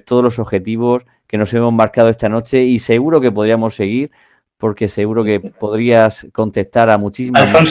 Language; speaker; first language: Spanish; native; Spanish